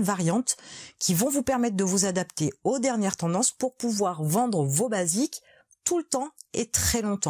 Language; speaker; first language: French; native; French